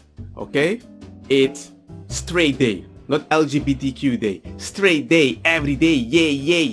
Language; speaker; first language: English; non-native, fluent; Spanish